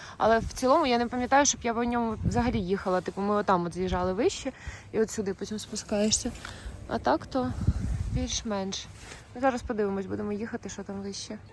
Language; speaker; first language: Ukrainian; native; Ukrainian